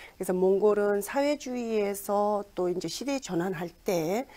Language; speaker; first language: Korean; non-native, fluent; Mongolian